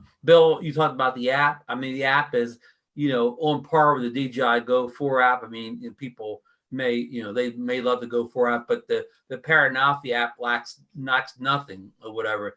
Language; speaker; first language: English; native; English